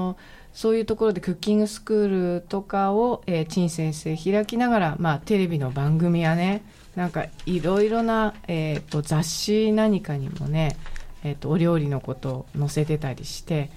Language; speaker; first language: Japanese; native; Japanese